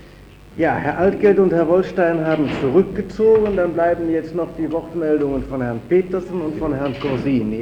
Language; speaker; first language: German; native; German